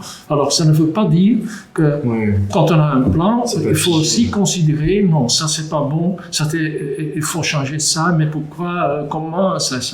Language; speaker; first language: French; non-native, local second language; Dutch